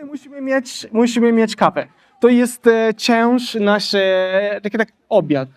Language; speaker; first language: Polish; non-native, learner; Italian